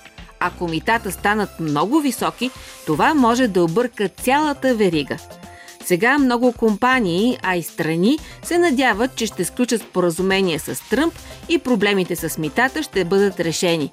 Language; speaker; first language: Bulgarian; native; Bulgarian